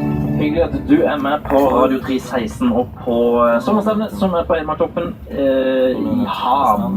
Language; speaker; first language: Norwegian; native; Norwegian